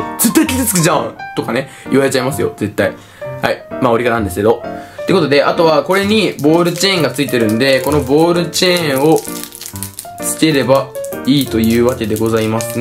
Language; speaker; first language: Japanese; native; Japanese